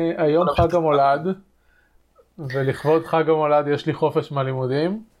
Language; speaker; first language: Hebrew; native; Hebrew